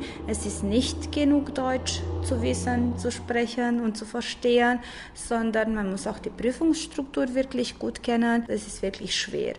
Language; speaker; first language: German; non-native, fluent; Romanian